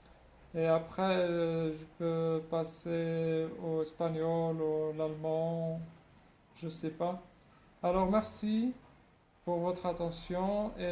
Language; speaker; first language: French; non-native, local second language; Arabic